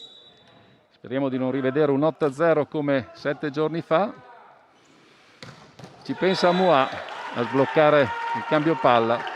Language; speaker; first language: Italian; native; Italian